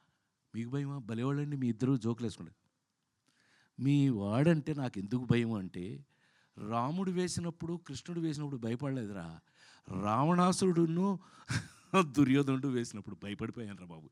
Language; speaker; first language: Telugu; native; Telugu